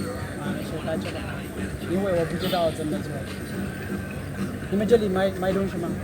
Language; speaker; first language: Chinese; non-native, learner; Amharic